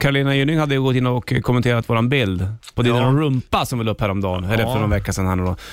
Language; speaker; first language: Swedish; native; Swedish